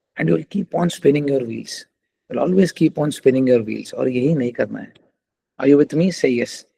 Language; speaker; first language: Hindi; non-native, local second language; Telugu